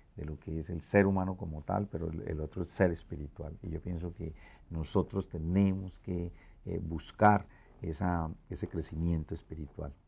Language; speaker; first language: Spanish; native; Spanish